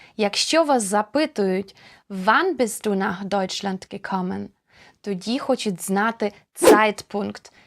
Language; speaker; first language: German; non-native, fluent; Ukrainian